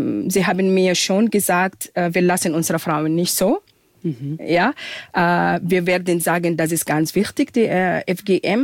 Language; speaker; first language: German; non-native, fluent; Arabic